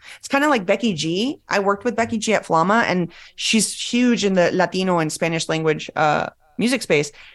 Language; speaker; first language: English; early bilingual, other home language; Spanish